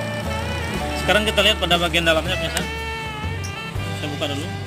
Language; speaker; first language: Indonesian; native; Indonesian